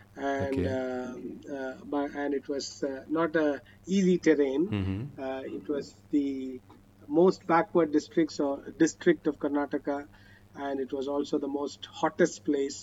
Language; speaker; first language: English; non-native, local second language; Malayalam